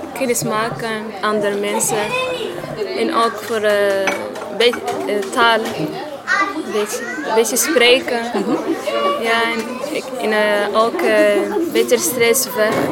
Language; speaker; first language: Dutch; non-native, learner; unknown